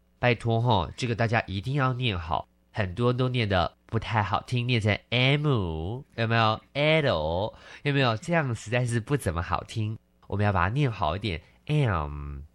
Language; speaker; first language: Chinese; native; Chinese